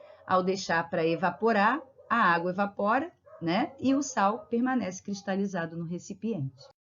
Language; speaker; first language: Portuguese; native; Portuguese